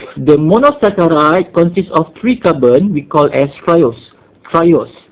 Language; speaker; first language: English; non-native, local second language; Malay